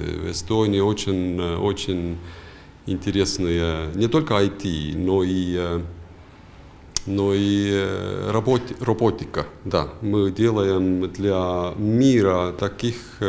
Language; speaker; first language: Russian; non-native, fluent; Estonian